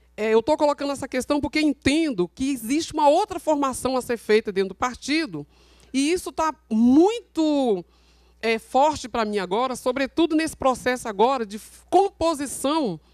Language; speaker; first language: Portuguese; native; Portuguese